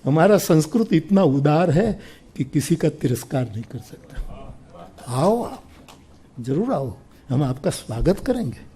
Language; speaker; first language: Hindi; non-native, local second language; Gujarati